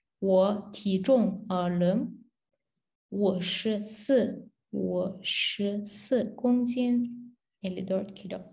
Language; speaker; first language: Chinese; non-native, learner; Turkish